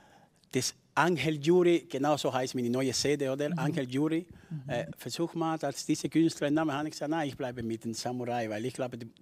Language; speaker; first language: German; non-native, fluent; Spanish